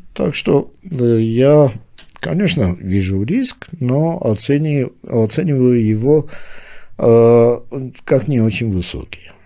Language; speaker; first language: Russian; non-native, local second language; Armenian